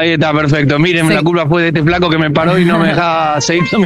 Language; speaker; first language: Spanish; native; Spanish